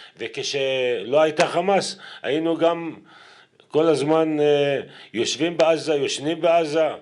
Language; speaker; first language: Hebrew; non-native, local second language; Arabic